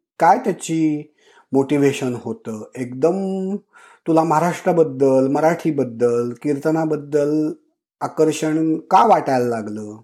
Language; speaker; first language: Marathi; native; Marathi